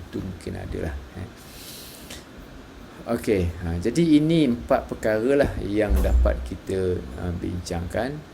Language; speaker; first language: Malay; native; Malay